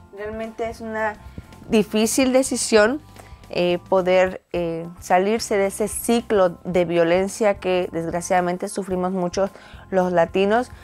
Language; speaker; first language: Spanish; native; Spanish